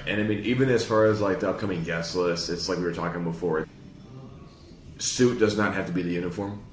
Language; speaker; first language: English; native; English